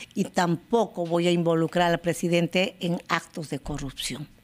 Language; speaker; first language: Spanish; native; Spanish